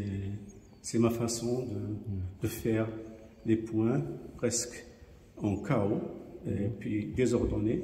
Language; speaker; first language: French; non-native, local second language; Arabic